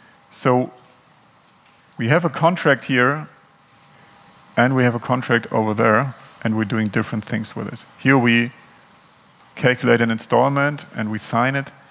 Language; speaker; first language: English; non-native, fluent; German